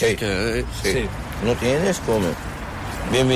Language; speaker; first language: Spanish; non-native, learner; Arabic